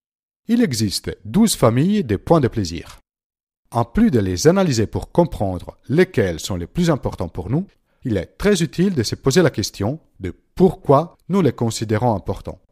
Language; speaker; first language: French; non-native, fluent; Italian